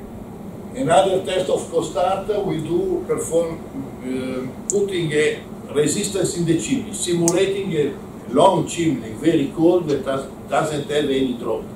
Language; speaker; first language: English; non-native, learner; Italian